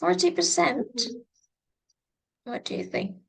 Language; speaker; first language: English; non-native, fluent; Indonesian